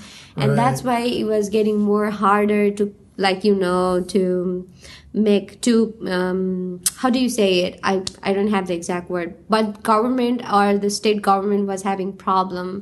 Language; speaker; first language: English; non-native, local second language; Nepali